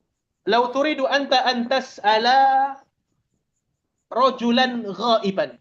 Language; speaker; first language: Arabic; non-native, fluent; Indonesian